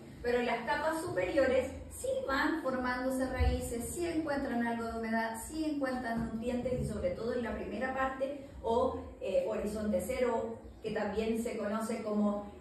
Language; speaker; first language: Spanish; native; Spanish